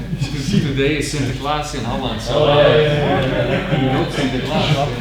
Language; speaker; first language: Dutch; native; Dutch